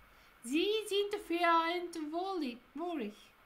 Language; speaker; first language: German; non-native, learner; Japanese